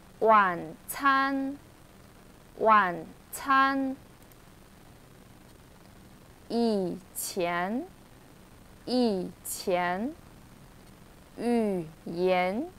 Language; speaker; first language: Chinese; non-native, fluent; Vietnamese